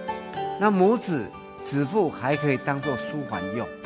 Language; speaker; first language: Chinese; native; Chinese